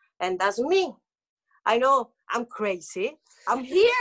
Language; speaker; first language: English; non-native, local second language; Spanish